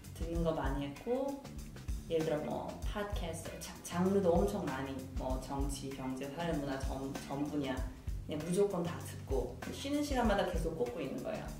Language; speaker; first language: Korean; native; Korean